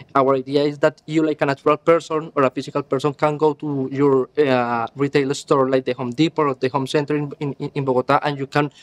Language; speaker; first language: English; non-native, learner; Spanish